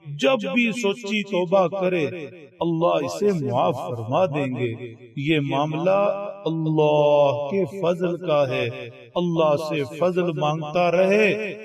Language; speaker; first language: Urdu; native; Urdu